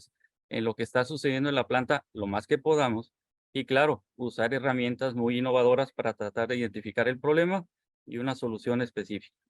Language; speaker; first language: Spanish; native; Spanish